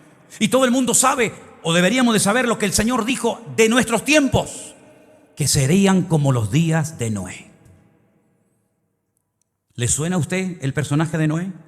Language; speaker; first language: Spanish; native; Spanish